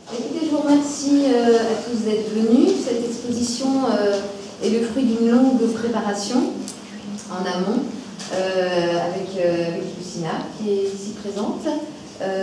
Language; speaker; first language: French; native; French